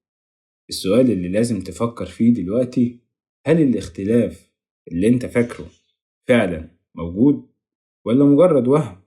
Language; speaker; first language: Arabic; native; Arabic